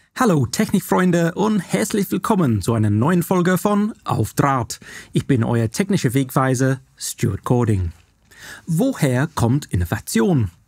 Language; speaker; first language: German; non-native, fluent; English